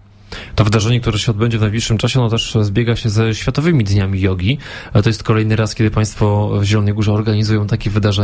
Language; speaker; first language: Polish; native; Polish